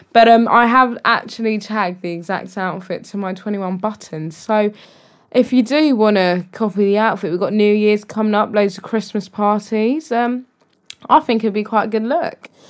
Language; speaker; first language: English; native; English